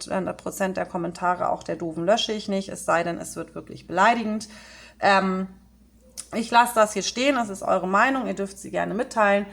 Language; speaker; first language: German; native; German